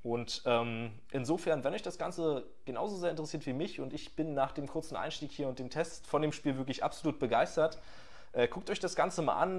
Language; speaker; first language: German; native; German